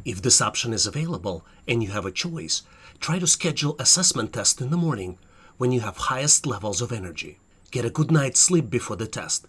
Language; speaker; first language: English; non-native, fluent; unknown